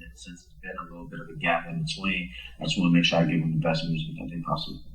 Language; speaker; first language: English; native; English